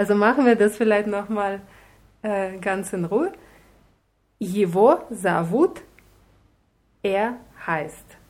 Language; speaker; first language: German; non-native, fluent; Russian